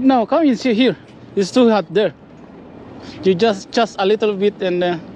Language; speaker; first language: English; non-native, learner; Filipino